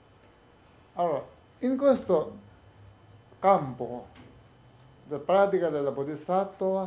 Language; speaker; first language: Italian; non-native, learner; Tibetan